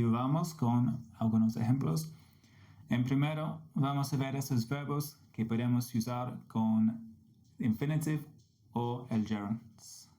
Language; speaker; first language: Spanish; non-native, fluent; English